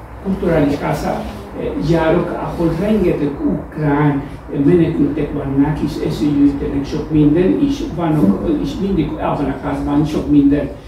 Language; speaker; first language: Hungarian; non-native, fluent; Spanish